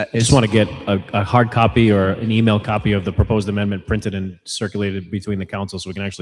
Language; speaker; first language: English; native; English